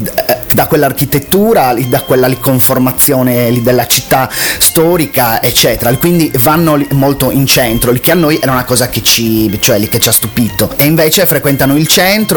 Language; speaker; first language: Italian; native; Italian